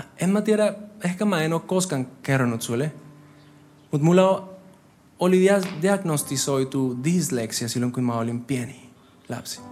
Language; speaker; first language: Finnish; non-native, fluent; Spanish